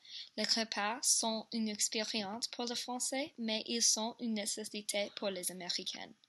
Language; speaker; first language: French; non-native, learner; English